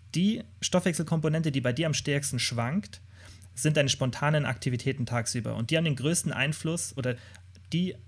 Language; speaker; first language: German; native; German